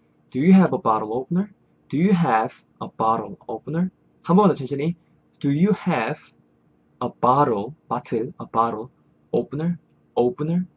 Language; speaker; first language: English; non-native, fluent; Korean